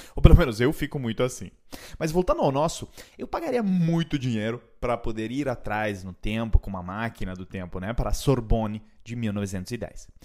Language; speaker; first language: Portuguese; non-native, fluent; Italian